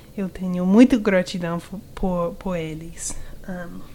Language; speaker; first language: Portuguese; non-native, learner; English